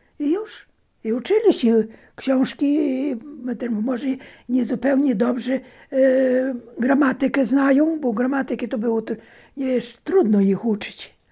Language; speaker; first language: Polish; early bilingual, heritage; Polish